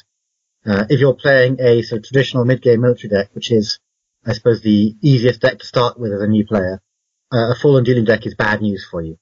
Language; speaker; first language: English; native; English